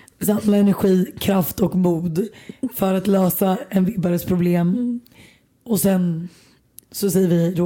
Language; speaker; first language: Swedish; native; Swedish